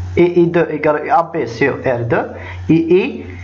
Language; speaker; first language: French; non-native, local second language; Arabic